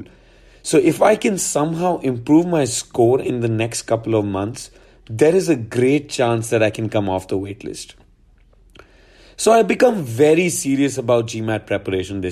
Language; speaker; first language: English; non-native, local second language; Hindi